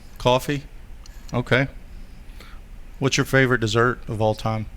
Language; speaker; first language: English; native; English